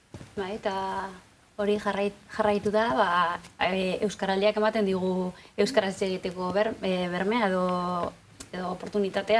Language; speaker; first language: Basque; non-native, local second language; Spanish